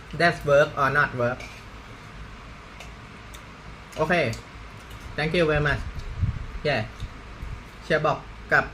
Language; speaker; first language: English; non-native, learner; Thai